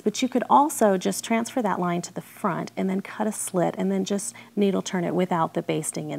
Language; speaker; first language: English; native; English